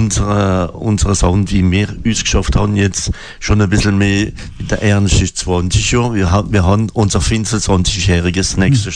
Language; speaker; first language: German; non-native, local second language; French